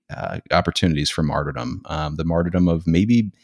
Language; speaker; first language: English; native; English